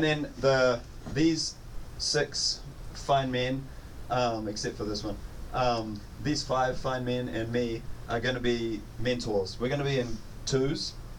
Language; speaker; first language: English; native; English